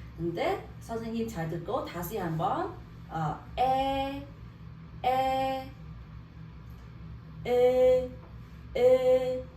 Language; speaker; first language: Korean; non-native, learner; Vietnamese